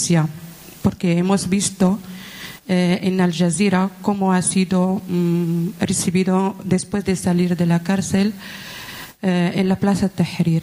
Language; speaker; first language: Spanish; non-native, fluent; Arabic